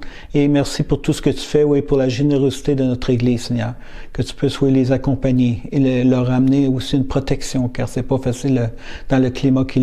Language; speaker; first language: French; native; French